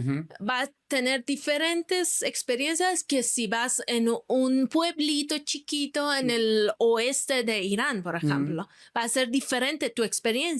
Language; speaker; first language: Spanish; non-native, fluent; Persian